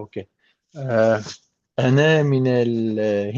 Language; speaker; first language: Arabic; non-native, learner; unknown